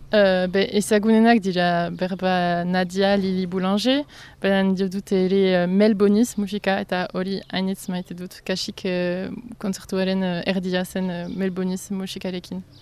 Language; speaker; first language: Basque; non-native, local second language; French